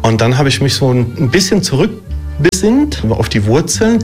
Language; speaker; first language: German; early bilingual, other home language; Italian